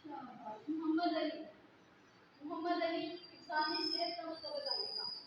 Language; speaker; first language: Urdu; native; Urdu